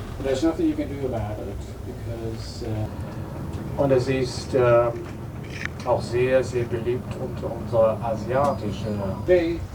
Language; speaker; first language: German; non-native, fluent; English